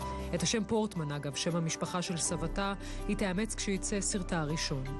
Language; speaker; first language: Hebrew; native; Hebrew